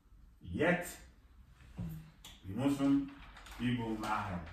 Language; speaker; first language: German; non-native, fluent; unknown